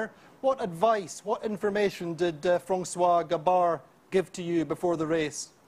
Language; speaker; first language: English; native; English